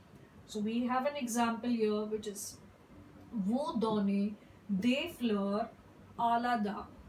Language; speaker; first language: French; non-native, fluent; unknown